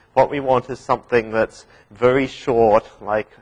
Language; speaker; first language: English; native; English